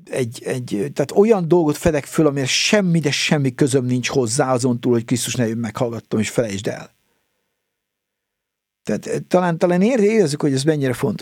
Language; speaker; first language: Hungarian; native; Hungarian